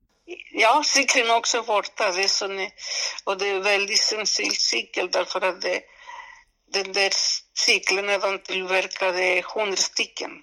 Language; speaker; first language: Swedish; non-native, fluent; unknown